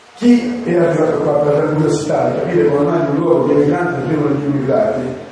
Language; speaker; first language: Italian; native; Italian